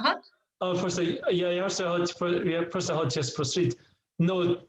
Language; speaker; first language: Russian; non-native, learner; English